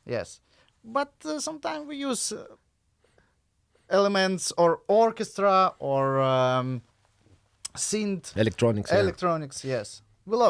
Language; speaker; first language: English; non-native, learner; Russian